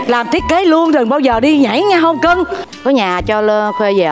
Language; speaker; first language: Vietnamese; native; Vietnamese